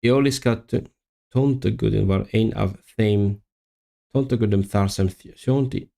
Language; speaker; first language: Icelandic; non-native, learner; Chinese